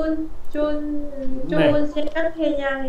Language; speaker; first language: Korean; non-native, learner; Vietnamese